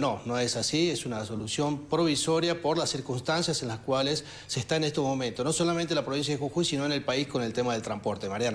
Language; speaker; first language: Spanish; native; Spanish